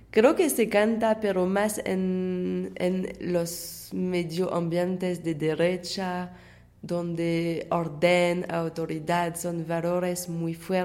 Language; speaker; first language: Spanish; non-native, learner; French